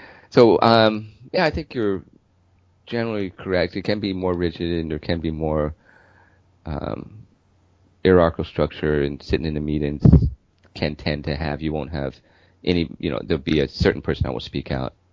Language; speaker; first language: English; native; English